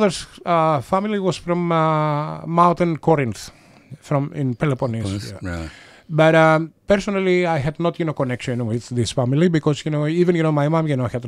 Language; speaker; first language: English; non-native, fluent; Greek